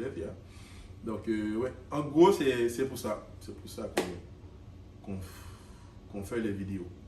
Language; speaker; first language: French; non-native, local second language; Haitian Creole